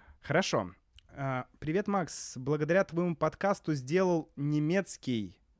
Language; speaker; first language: Russian; native; Russian